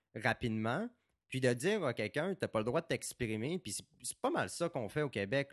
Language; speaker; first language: French; native; French